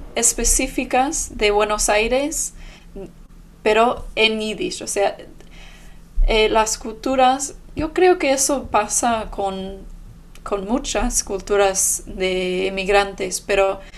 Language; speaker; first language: Spanish; non-native, fluent; English